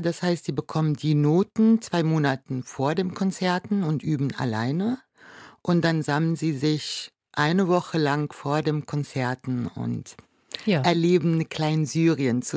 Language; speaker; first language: German; non-native, fluent; Arabic